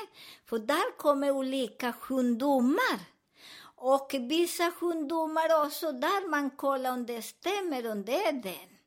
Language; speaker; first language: Swedish; non-native, learner; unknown